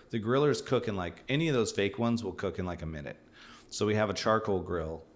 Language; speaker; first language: English; native; English